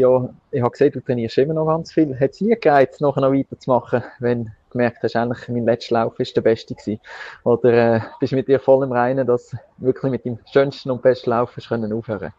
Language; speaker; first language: German; native; German